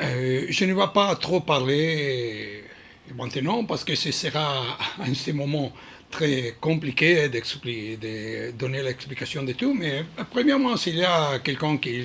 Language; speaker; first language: French; non-native, learner; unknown